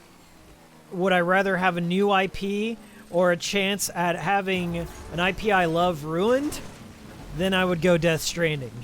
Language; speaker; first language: English; native; English